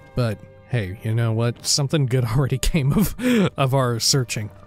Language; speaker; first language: English; native; English